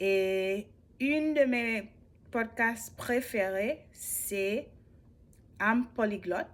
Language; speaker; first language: French; non-native, learner; English